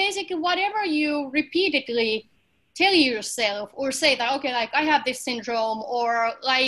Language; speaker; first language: English; non-native, fluent; Finnish